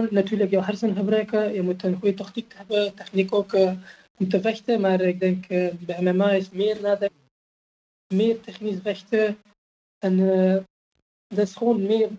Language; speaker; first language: Dutch; non-native, fluent; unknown